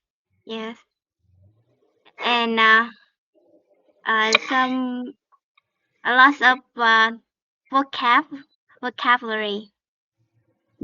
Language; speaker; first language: English; non-native, learner; Vietnamese